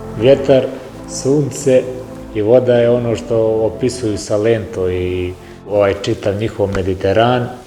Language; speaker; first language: Serbian; native; Serbian